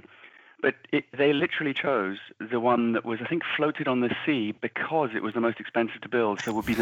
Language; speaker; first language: English; native; English